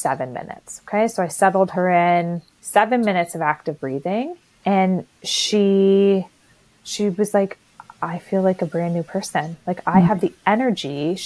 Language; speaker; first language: English; native; English